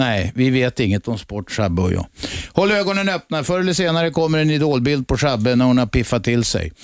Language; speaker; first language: Swedish; native; Swedish